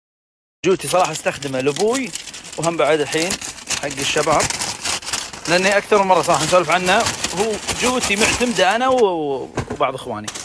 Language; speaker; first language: Arabic; native; Arabic